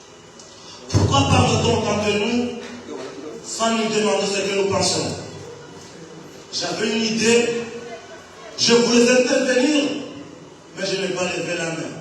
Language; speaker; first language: French; non-native, local second language; Comorian